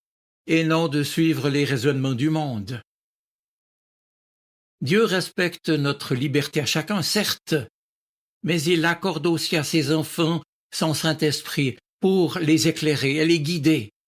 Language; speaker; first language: French; native; French